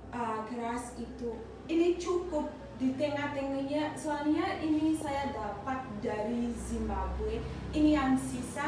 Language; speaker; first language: Indonesian; non-native, fluent; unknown